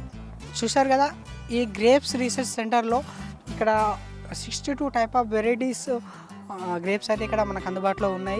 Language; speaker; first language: Telugu; native; Telugu